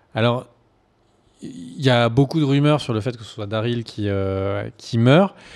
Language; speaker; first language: French; native; French